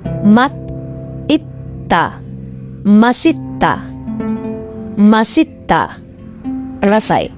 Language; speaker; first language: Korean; non-native, fluent; Sinhala